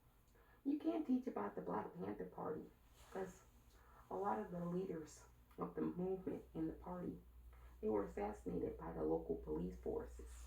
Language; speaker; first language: English; native; English